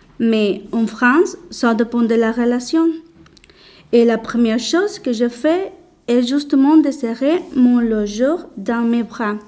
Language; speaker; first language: French; non-native, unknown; Spanish